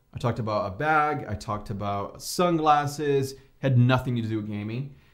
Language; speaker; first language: English; non-native, fluent; Portuguese